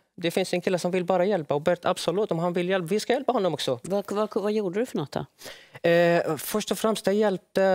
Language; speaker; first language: Swedish; non-native, fluent; Arabic